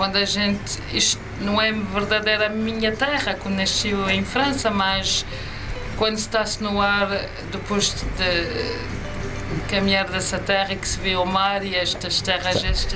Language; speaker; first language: Portuguese; early bilingual, heritage; Portuguese